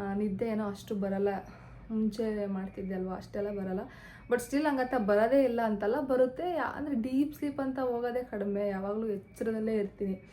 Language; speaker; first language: Kannada; native; Kannada